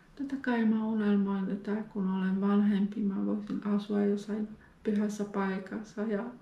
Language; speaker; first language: Finnish; non-native, fluent; Polish